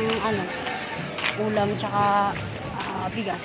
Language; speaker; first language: Filipino; native; Filipino